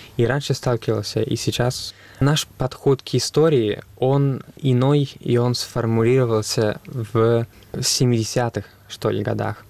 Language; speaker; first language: Russian; non-native, fluent; Italian